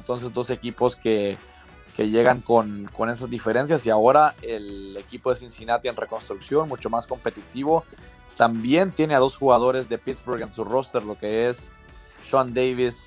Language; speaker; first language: Spanish; native; Spanish